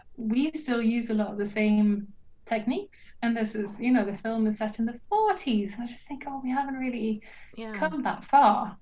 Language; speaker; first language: English; non-native, fluent; Norwegian